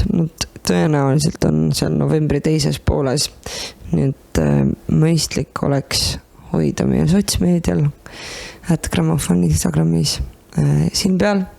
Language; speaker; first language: Estonian; native; Estonian